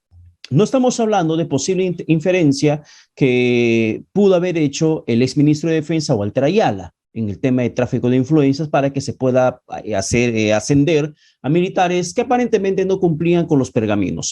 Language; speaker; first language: Spanish; native; Spanish